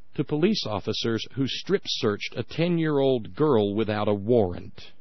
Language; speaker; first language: English; native; English